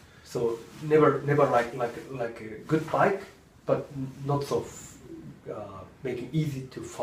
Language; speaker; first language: English; non-native, learner; Japanese